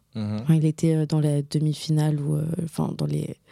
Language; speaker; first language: French; native; French